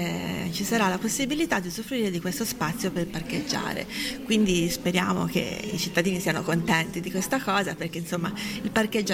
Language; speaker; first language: Italian; native; Italian